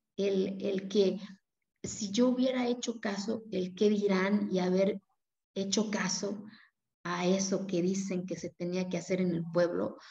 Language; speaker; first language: Spanish; non-native, local second language; Zapotec